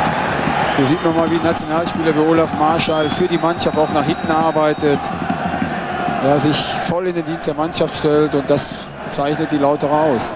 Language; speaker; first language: German; native; German